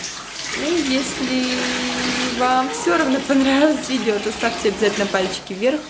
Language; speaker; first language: Russian; native; Russian